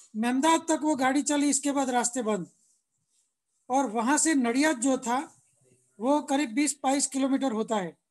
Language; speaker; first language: Hindi; non-native, local second language; Gujarati